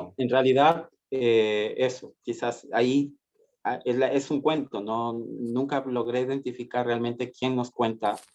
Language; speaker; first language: Spanish; native; Spanish